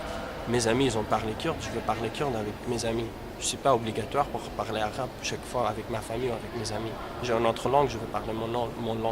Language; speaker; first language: French; non-native, learner; Kurdish